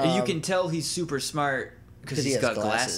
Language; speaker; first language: English; native; English